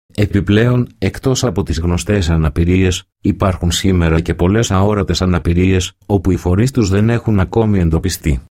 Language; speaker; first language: Greek; native; Greek